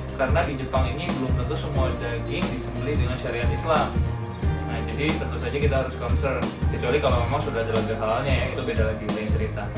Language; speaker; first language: Indonesian; native; Indonesian